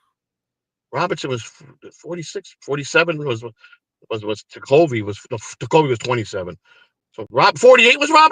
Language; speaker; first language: English; native; English